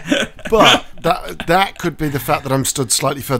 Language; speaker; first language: English; native; English